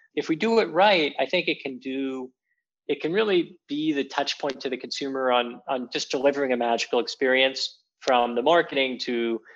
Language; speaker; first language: English; native; English